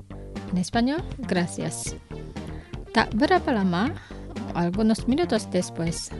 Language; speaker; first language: Spanish; non-native, fluent; Indonesian